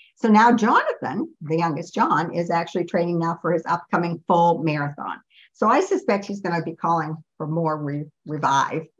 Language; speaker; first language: English; native; English